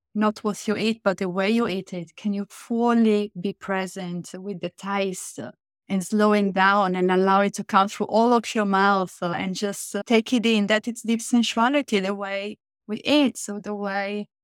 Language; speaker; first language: English; non-native, fluent; Italian